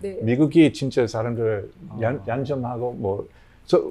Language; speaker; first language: Korean; non-native, learner; English